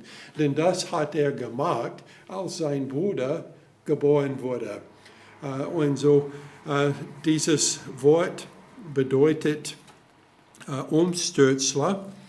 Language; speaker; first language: German; non-native, fluent; English